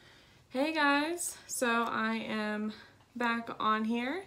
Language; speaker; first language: English; native; English